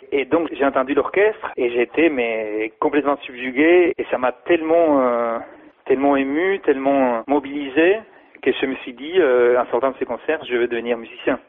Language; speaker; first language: French; non-native, fluent; Spanish